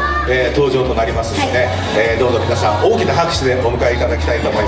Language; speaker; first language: Japanese; native; Japanese